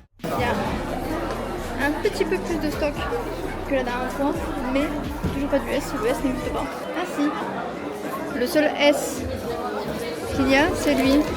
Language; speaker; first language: French; native; French